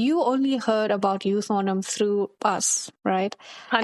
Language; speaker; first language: English; early bilingual, other home language; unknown